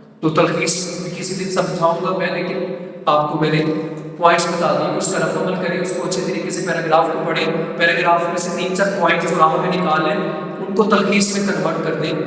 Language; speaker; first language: Urdu; non-native, local second language; Punjabi